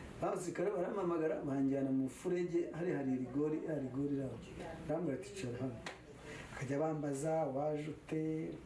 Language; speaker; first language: Kinyarwanda; native; Kinyarwanda